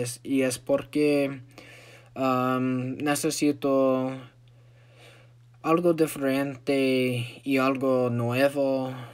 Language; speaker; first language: Spanish; non-native, learner; English